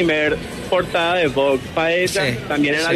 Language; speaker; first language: Spanish; early bilingual, heritage; Spanish